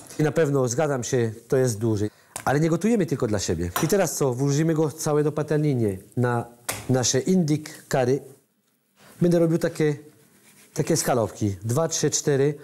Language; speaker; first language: Polish; non-native, learner; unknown